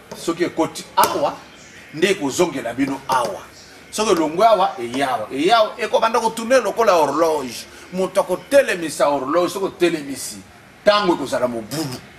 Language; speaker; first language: Lingala; non-native, local second language; Swahili